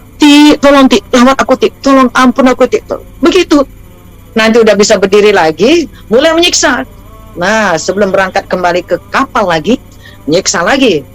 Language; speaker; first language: Indonesian; native; Indonesian